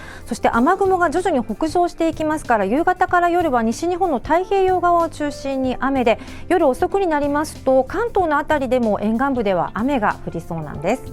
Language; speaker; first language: Japanese; native; Japanese